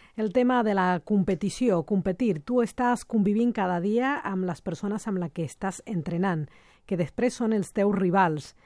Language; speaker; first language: Catalan; non-native, fluent; Spanish